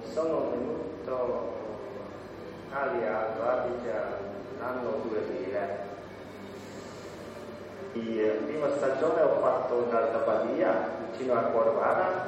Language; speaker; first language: Italian; non-native, learner; Hungarian